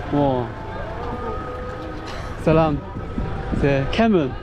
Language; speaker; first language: English; non-native, learner; Chinese